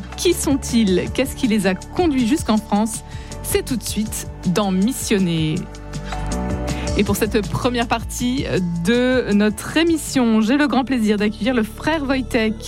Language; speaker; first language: French; native; French